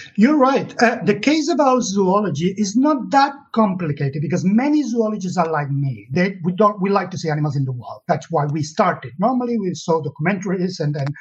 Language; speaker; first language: English; non-native, fluent; Spanish